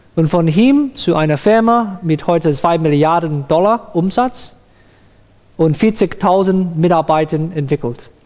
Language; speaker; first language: German; non-native, learner; Cantonese